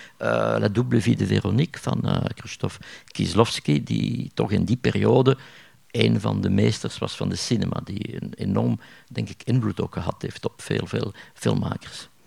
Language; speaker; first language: Dutch; native; Dutch